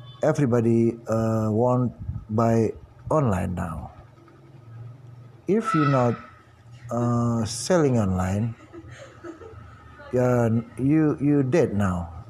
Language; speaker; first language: English; non-native, learner; Indonesian